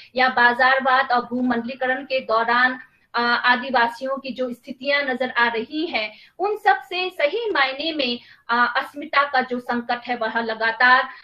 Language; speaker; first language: Hindi; non-native, local second language; Nepali